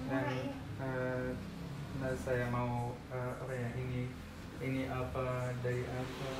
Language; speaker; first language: Indonesian; non-native, learner; Arabic